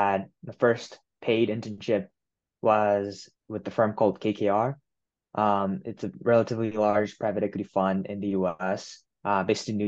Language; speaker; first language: English; non-native, fluent; Japanese